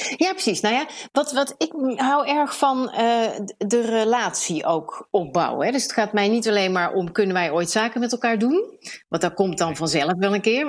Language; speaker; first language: Dutch; native; Dutch